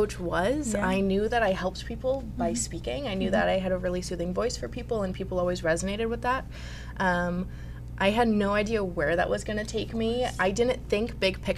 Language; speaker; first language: English; native; English